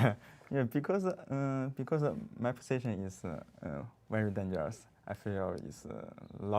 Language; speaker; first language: English; non-native, learner; Chinese